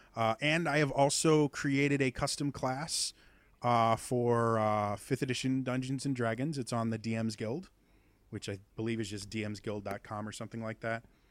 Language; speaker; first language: English; native; English